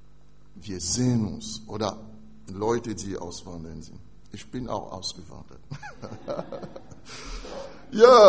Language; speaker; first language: German; non-native, fluent; French